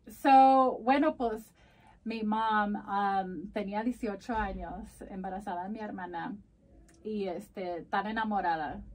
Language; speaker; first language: Spanish; early bilingual, heritage; Spanish